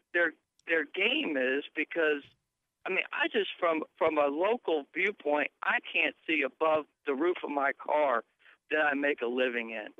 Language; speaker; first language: English; native; English